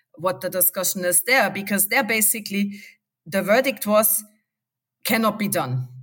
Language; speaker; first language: English; non-native, fluent; German